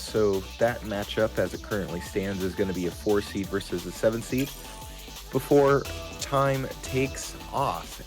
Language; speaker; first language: English; native; English